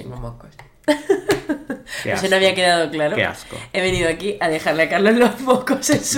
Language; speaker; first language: Spanish; native; Spanish